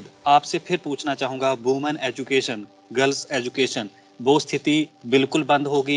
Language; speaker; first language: Hindi; native; Hindi